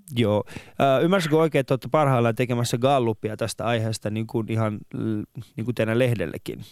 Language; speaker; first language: Finnish; non-native, fluent; Persian